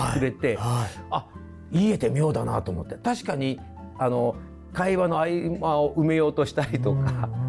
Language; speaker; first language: Japanese; native; Japanese